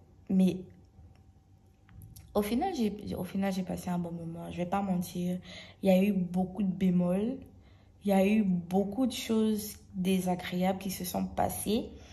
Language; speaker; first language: French; native; French